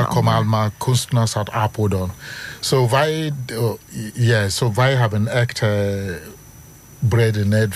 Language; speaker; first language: Dutch; non-native, learner; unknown